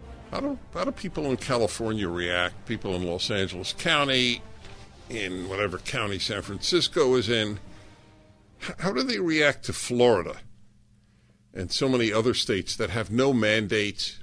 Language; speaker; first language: English; native; English